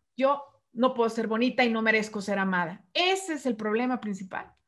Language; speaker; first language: Spanish; native; Spanish